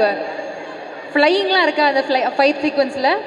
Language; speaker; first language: Tamil; native; Tamil